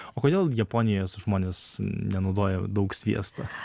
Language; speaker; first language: Lithuanian; native; Lithuanian